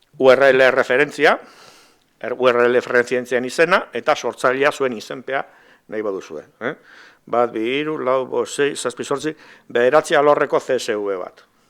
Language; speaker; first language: Basque; native; Basque